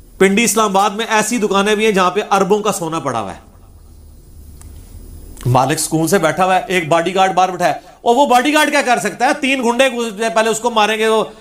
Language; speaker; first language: Urdu; non-native, local second language; Punjabi